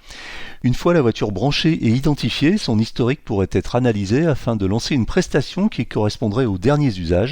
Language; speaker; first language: French; native; French